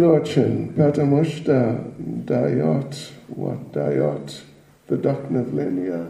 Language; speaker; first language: Russian; non-native, learner; English